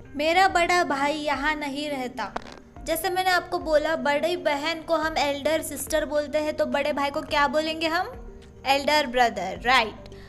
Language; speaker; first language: Hindi; native; Hindi